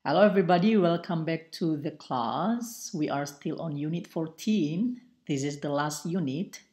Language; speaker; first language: English; non-native, fluent; Indonesian